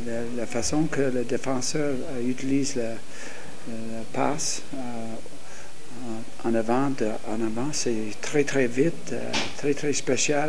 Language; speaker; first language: French; non-native, learner; English